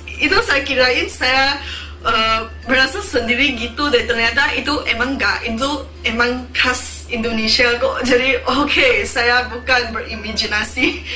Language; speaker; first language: Indonesian; non-native, fluent; Min Nan Chinese